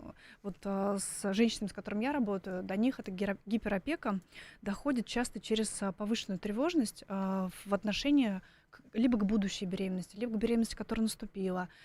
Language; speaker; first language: Russian; native; Russian